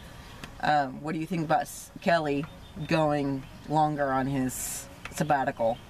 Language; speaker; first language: English; native; English